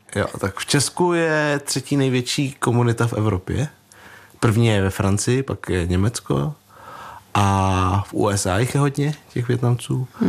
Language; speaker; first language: Czech; early bilingual, other home language; Vietnamese